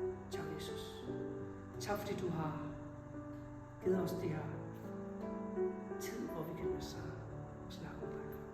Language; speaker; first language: Danish; non-native, fluent; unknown